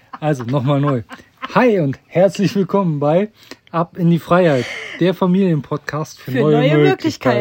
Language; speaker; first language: German; native; German